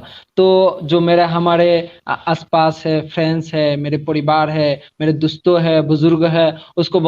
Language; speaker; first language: Hindi; non-native, learner; Bangla